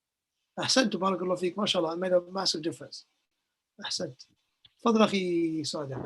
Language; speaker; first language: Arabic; non-native, fluent; English